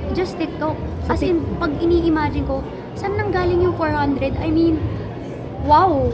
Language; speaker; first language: Filipino; native; Filipino